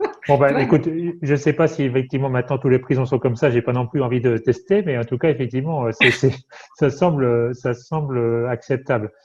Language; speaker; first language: French; native; French